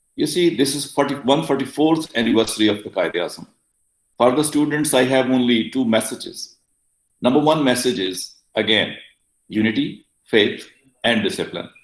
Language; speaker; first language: English; non-native, local second language; Urdu